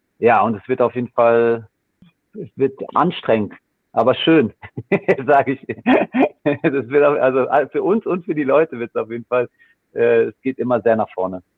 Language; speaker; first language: German; native; German